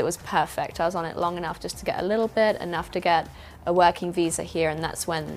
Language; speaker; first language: English; native; English